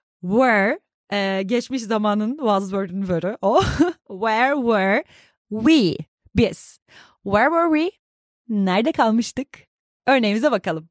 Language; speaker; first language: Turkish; native; Turkish